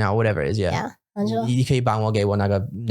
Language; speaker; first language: Chinese; non-native, learner; English